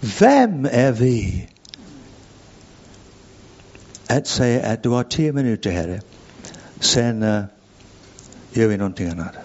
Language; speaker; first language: Swedish; non-native, fluent; English